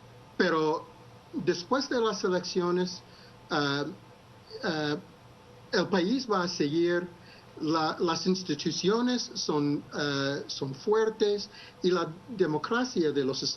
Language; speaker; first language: Spanish; non-native, fluent; English